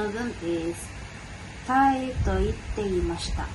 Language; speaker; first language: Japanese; non-native, learner; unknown